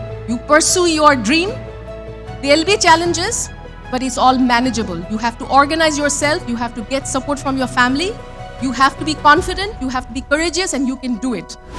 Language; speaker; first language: English; non-native, local second language; Bangla